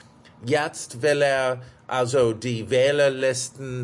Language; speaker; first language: German; non-native, fluent; English